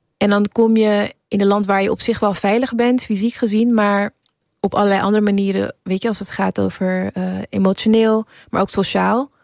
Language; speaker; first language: Dutch; early bilingual, other home language; English